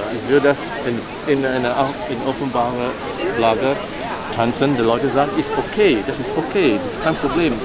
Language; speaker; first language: German; non-native, learner; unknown